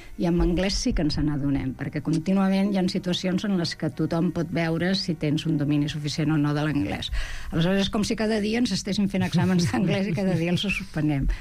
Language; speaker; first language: Catalan; native; Catalan